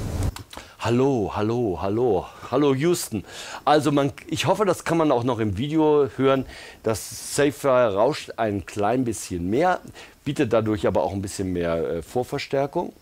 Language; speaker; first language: German; native; German